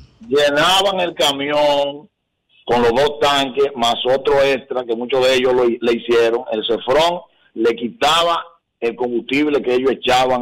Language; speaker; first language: Spanish; native; Spanish